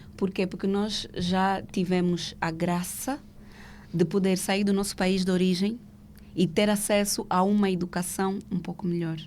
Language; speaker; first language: Portuguese; native; Portuguese